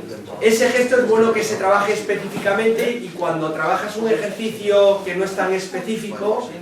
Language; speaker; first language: Spanish; native; Spanish